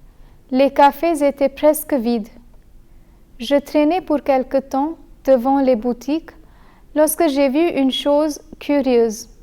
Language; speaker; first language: French; non-native, fluent; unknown